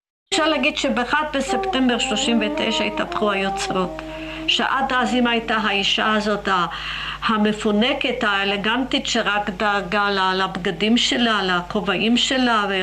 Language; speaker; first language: Hebrew; non-native, fluent; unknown